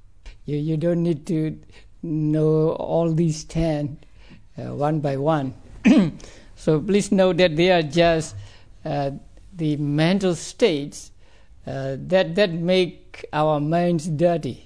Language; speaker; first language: English; non-native, fluent; Burmese